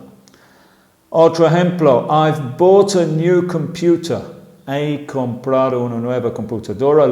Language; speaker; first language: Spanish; non-native, fluent; English